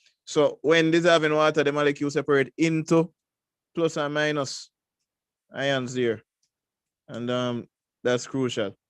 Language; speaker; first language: English; native; English